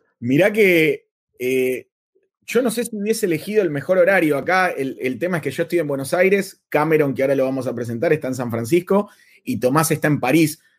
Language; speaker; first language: Spanish; native; Spanish